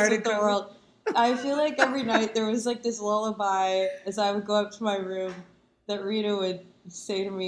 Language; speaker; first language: English; native; English